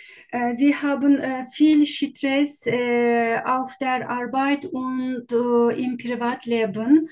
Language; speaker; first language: German; non-native, learner; Turkish